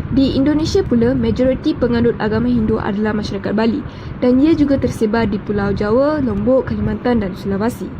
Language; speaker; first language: Malay; non-native, local second language; Tamil